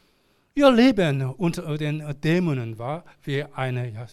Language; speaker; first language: German; non-native, learner; Korean